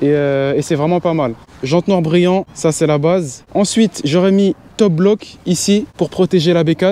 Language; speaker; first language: French; native; French